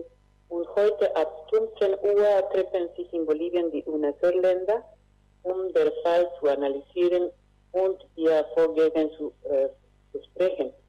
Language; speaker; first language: German; non-native, learner; Spanish